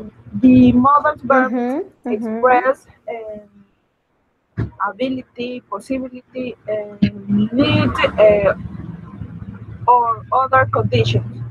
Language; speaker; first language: English; non-native, learner; Spanish